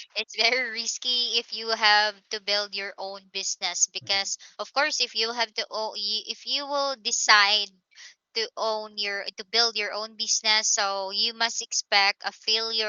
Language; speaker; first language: English; non-native, local second language; Filipino